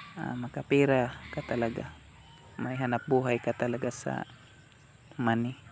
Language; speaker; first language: Filipino; non-native, local second language; Cebuano